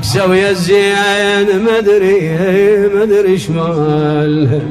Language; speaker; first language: Arabic; native; Arabic